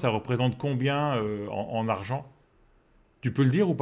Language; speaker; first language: French; native; French